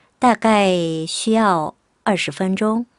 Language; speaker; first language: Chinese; non-native, fluent; Korean